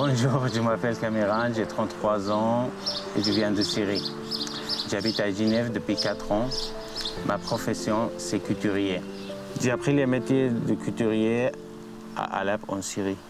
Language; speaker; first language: French; non-native, learner; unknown